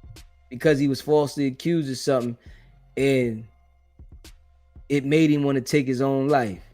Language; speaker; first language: English; native; English